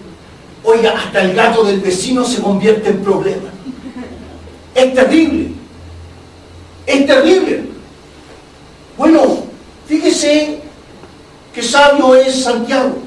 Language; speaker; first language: Spanish; native; Spanish